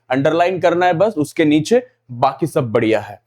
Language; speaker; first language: Hindi; non-native, local second language; Marathi